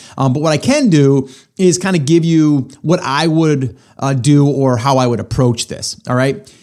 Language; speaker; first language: English; native; English